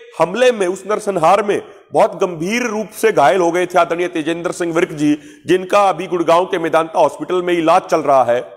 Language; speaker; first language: Hindi; non-native, local second language; Punjabi